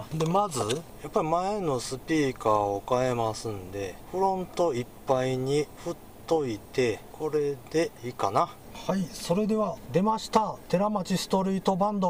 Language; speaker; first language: Japanese; native; Japanese